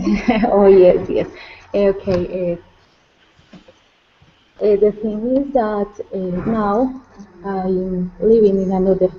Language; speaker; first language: English; non-native, learner; Spanish